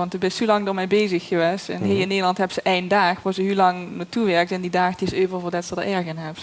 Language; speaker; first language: Dutch; native; Dutch